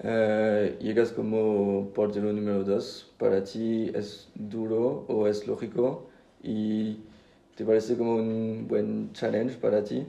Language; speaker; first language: Spanish; non-native, fluent; French